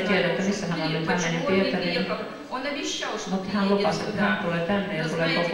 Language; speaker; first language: Finnish; non-native, fluent; Russian